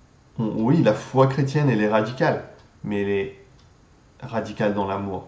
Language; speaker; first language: French; native; French